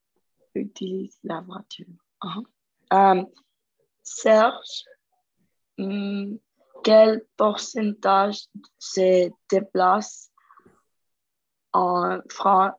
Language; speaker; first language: French; non-native, learner; Spanish